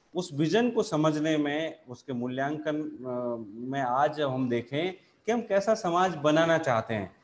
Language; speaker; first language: Hindi; native; Hindi